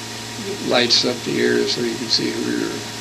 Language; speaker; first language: English; native; English